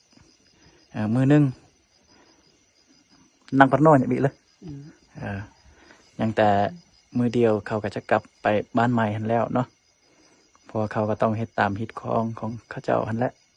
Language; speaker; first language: Thai; non-native, local second language; Lao